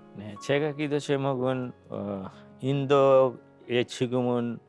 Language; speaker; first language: Korean; non-native, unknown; Bangla